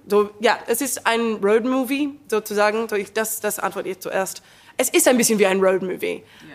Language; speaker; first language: German; non-native, learner; English